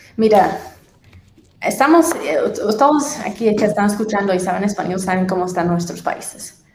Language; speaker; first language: Spanish; non-native, fluent; English